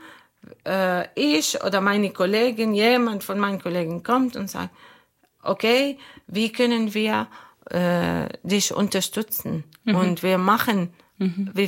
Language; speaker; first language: German; non-native, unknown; Arabic